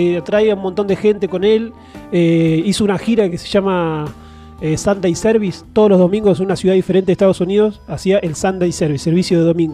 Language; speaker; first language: Spanish; native; Spanish